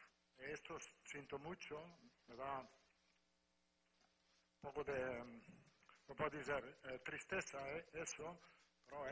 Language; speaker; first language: Portuguese; non-native, fluent; Spanish